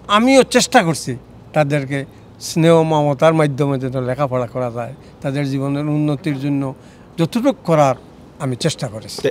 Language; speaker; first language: Bangla; native; Bangla